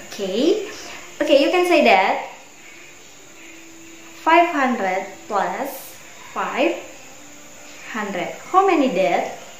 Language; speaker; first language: English; non-native, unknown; Indonesian